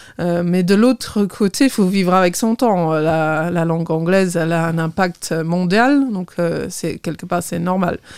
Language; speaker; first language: French; non-native, fluent; English